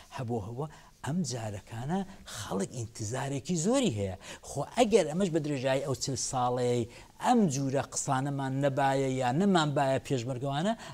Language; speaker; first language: Central Kurdish; native; Central Kurdish